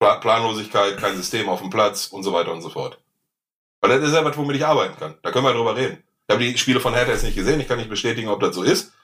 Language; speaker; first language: German; native; German